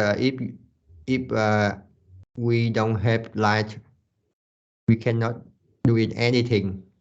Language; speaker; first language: English; non-native, learner; Vietnamese